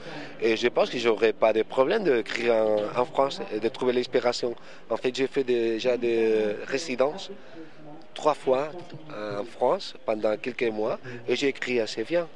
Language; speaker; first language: French; non-native, fluent; Spanish